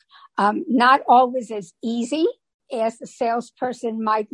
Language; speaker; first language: English; native; English